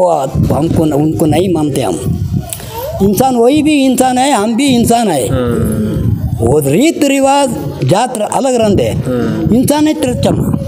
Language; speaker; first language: Hindi; non-native, local second language; Kannada